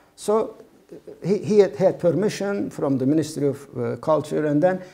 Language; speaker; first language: English; non-native, fluent; Turkish